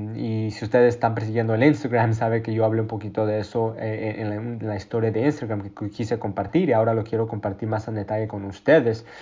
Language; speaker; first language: Spanish; early bilingual, heritage; Spanish